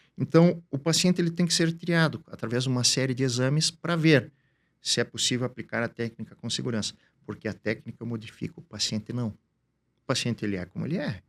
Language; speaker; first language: Portuguese; native; Portuguese